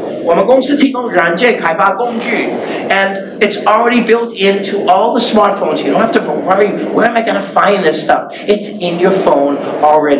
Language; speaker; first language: English; native; English